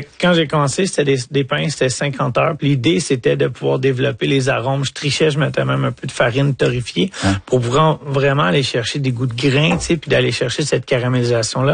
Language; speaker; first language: French; native; French